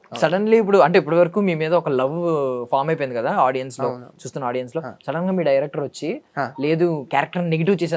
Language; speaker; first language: Telugu; native; Telugu